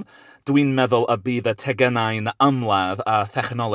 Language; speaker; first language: Welsh; non-native, learner; English